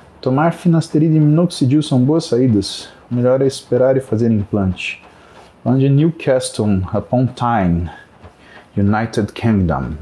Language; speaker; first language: Portuguese; native; Portuguese